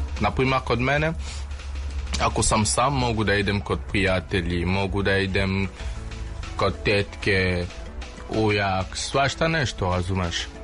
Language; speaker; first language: Serbian; non-native, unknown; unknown